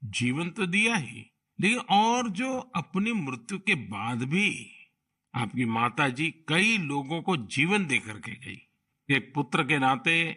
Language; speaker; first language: Hindi; non-native, local second language; Gujarati